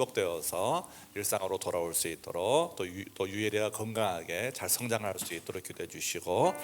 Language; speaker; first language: Korean; native; Korean